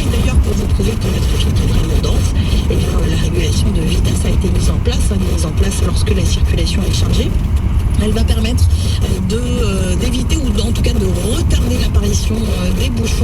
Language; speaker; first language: French; native; French